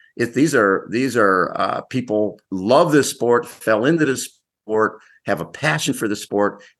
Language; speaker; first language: English; native; English